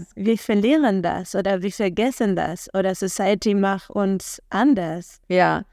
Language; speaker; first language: German; non-native, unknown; Spanish